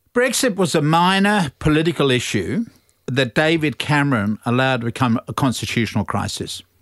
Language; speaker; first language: English; native; English